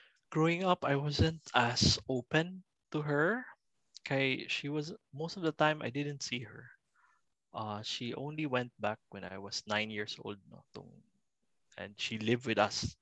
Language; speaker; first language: English; non-native, local second language; Cebuano